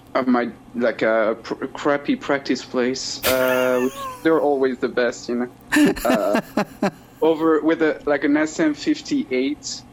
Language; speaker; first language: English; non-native, fluent; French